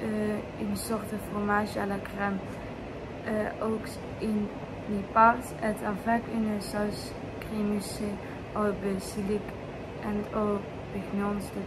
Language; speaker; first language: French; non-native, learner; Dutch